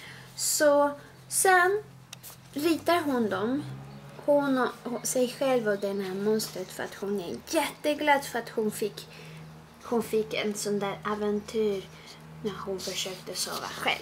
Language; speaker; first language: Swedish; non-native, fluent; Spanish